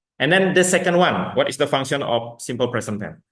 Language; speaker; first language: English; non-native, fluent; Indonesian